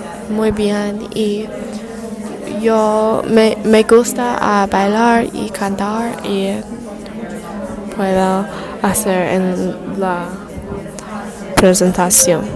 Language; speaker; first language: Spanish; non-native, learner; English